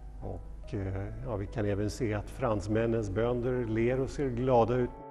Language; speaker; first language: Swedish; native; Swedish